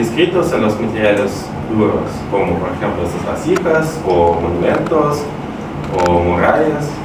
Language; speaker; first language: Spanish; non-native, fluent; Russian